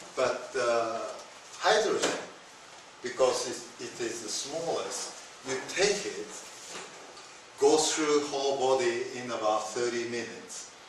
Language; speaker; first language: English; non-native, fluent; Japanese